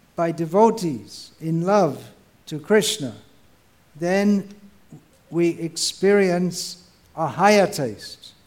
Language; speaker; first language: English; native; English